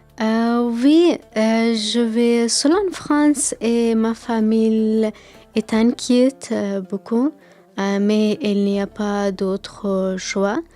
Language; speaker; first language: French; non-native, learner; Persian